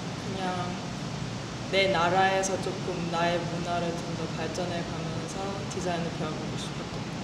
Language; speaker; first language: Korean; early bilingual, heritage; Korean